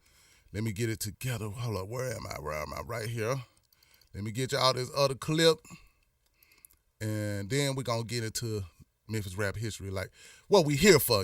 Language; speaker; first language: English; native; English